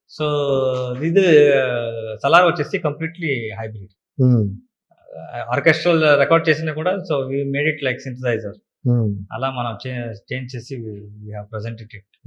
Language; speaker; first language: Telugu; non-native, learner; Kannada